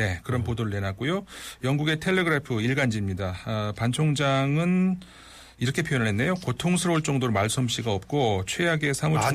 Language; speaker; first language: Korean; native; Korean